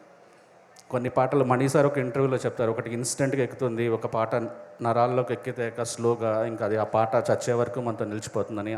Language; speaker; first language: Telugu; native; Telugu